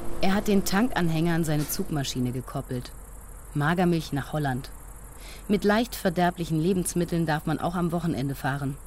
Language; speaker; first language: German; native; German